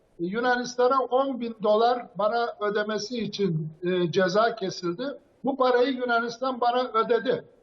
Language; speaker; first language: Turkish; native; Turkish